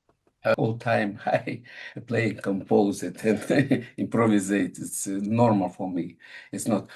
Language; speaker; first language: English; non-native, learner; Russian